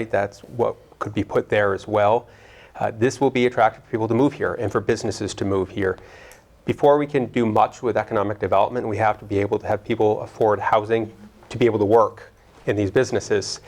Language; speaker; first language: English; native; English